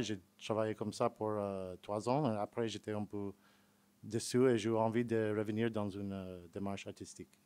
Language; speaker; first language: French; non-native, fluent; English